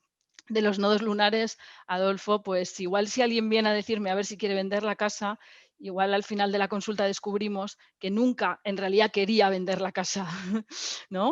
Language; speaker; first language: Spanish; native; Spanish